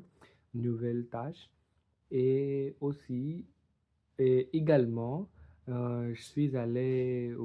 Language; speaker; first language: French; non-native, learner; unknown